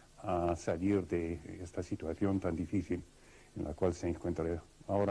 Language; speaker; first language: Spanish; non-native, fluent; Russian